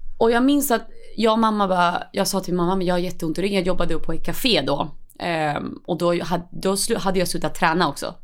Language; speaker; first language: Swedish; early bilingual, other home language; Spanish